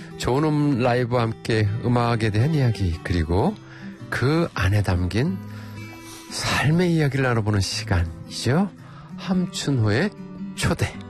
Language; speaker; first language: Korean; native; Korean